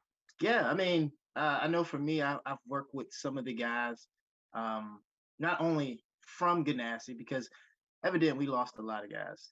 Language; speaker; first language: English; native; English